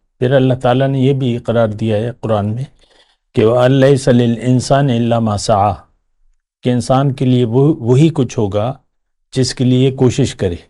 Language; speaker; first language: Urdu; non-native, local second language; Pashto